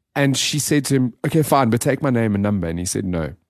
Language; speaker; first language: English; native; English